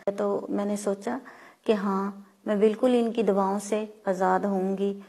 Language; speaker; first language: Urdu; non-native, local second language; Punjabi